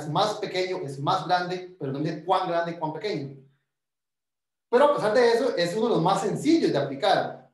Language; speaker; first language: Spanish; native; Spanish